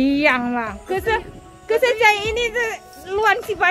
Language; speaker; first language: Chinese; non-native, learner; Indonesian